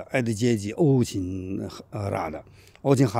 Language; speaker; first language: Russian; non-native, learner; Chinese